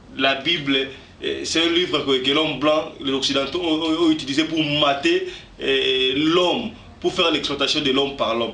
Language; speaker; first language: French; non-native, local second language; Lingala